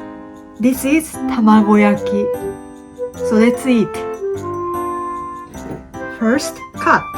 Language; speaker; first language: English; non-native, learner; Japanese